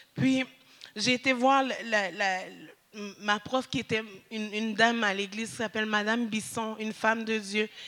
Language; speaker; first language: French; early bilingual, other home language; Haitian Creole